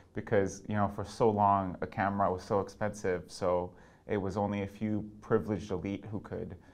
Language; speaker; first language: English; non-native, local second language; Urdu